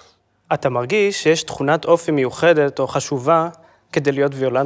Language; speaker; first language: Hebrew; native; Hebrew